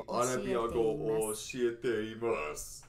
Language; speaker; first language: Japanese; non-native, learner; English